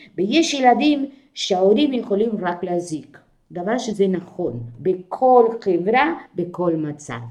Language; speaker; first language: Hebrew; non-native, fluent; Spanish